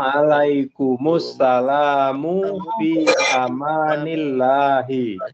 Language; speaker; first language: Arabic; non-native, learner; Indonesian